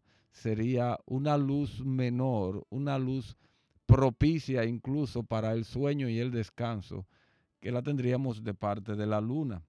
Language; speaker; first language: Spanish; native; Spanish